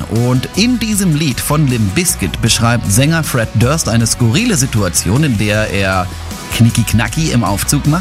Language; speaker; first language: German; native; German